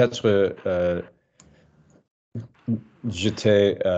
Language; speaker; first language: French; non-native, learner; English